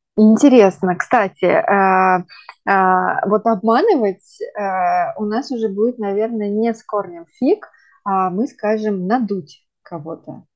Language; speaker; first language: Russian; native; Russian